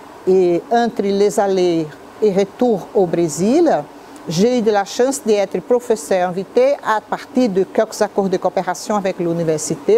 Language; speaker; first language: French; non-native, fluent; Portuguese